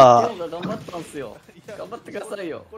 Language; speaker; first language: Japanese; native; Japanese